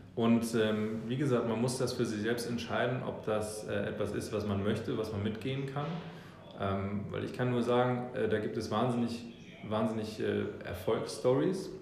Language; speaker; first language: German; early bilingual, other home language; English